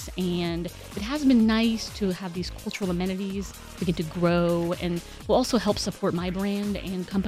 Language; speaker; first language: English; native; English